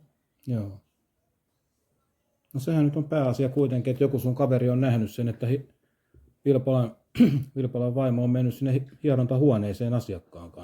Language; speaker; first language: Finnish; native; Finnish